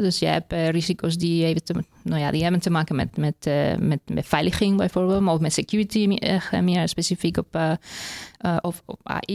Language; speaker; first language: Dutch; non-native, fluent; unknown